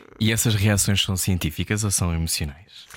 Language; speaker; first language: Portuguese; native; Portuguese